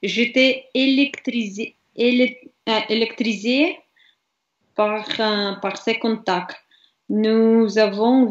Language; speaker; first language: French; non-native, learner; Russian